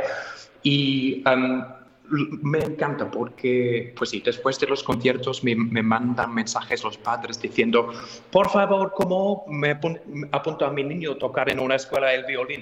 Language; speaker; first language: Spanish; non-native, fluent; English